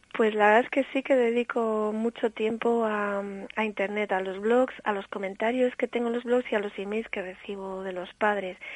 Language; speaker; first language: Spanish; early bilingual, heritage; Spanish